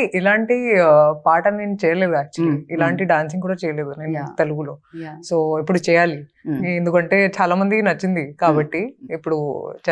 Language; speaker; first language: Telugu; non-native, local second language; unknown